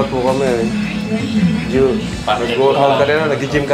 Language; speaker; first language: Filipino; native; Filipino